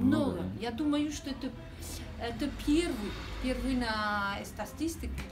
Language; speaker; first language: Russian; non-native, learner; French